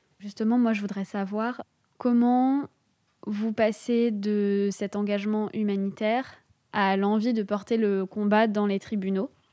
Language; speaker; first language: French; native; French